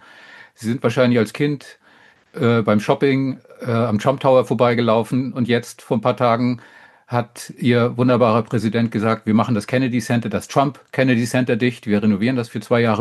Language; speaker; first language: German; native; German